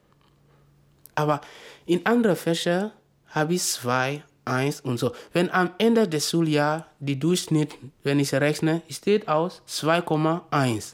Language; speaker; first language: German; non-native, learner; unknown